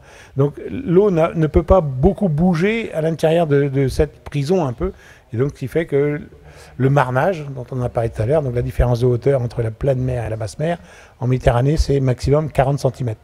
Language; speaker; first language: French; native; French